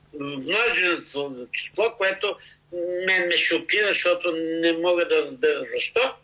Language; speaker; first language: Bulgarian; native; Bulgarian